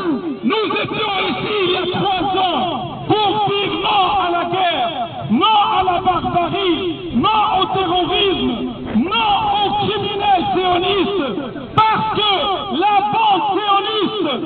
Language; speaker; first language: French; non-native, fluent; Arabic